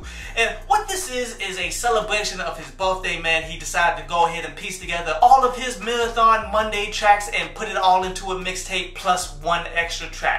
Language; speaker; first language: English; native; English